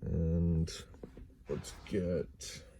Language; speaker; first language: English; native; English